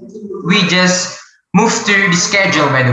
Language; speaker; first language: English; non-native, learner; Indonesian